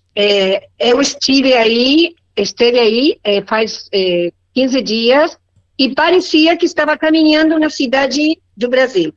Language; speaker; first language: Portuguese; non-native, learner; Spanish